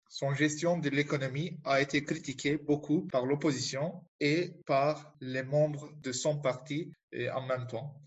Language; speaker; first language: French; non-native, fluent; Turkish